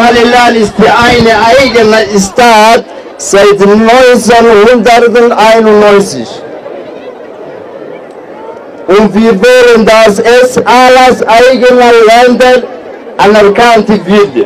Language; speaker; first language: German; non-native, learner; Somali